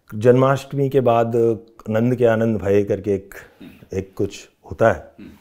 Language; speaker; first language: Hindi; non-native, local second language; Rajasthani